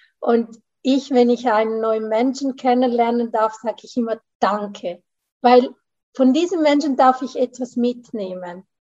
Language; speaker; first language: German; native; German